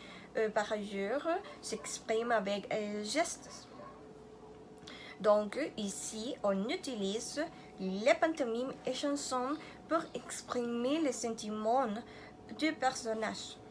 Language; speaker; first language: French; non-native, learner; Spanish